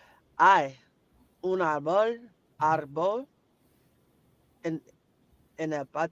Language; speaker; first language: Spanish; non-native, learner; English